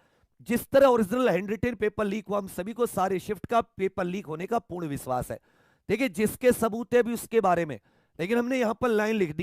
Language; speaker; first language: Hindi; native; Hindi